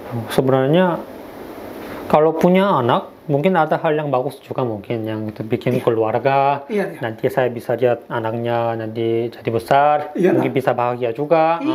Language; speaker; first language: Indonesian; non-native, fluent; Korean